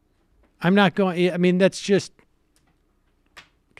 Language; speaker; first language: English; native; English